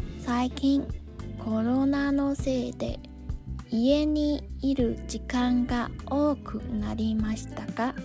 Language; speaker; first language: Japanese; non-native, learner; Chinese